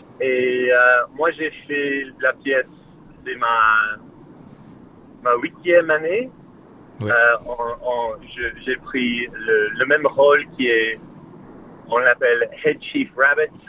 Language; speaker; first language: French; non-native, learner; English